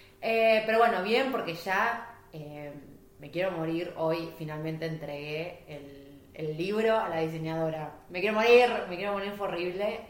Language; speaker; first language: Spanish; native; Spanish